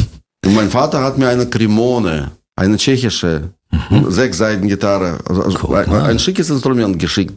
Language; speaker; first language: German; non-native, fluent; Russian